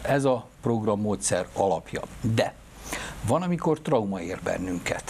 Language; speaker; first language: Hungarian; native; Hungarian